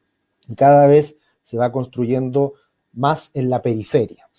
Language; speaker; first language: Spanish; native; Spanish